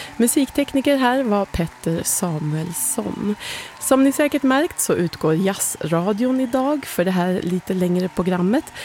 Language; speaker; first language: Swedish; native; Swedish